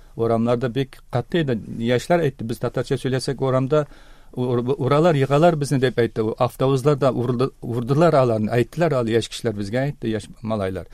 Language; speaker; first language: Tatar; early bilingual, heritage; Tatar